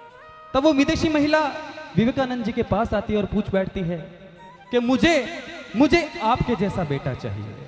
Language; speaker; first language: Hindi; native; Hindi